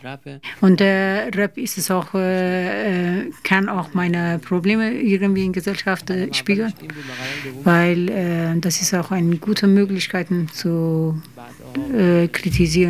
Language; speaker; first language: German; non-native, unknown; Persian